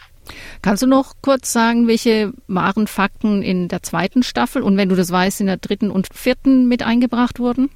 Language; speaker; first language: German; native; German